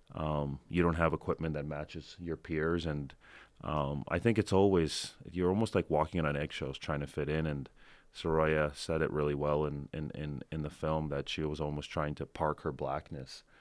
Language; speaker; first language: English; early bilingual, other home language; Ukrainian